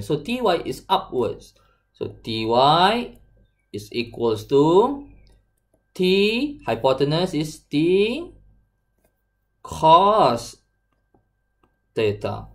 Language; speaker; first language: English; non-native, local second language; Malay